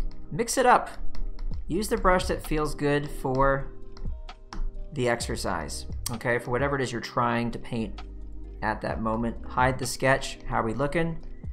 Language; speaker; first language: English; native; English